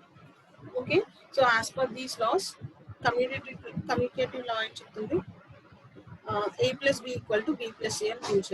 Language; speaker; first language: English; non-native, local second language; Telugu